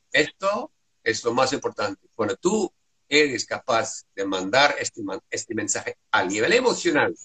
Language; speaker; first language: Spanish; non-native, fluent; Dutch